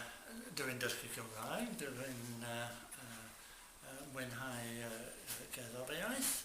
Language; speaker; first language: Welsh; non-native, learner; English